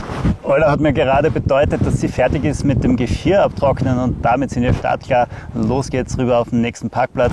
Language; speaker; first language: German; native; German